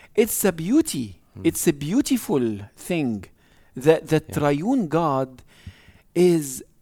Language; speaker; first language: English; non-native, fluent; Arabic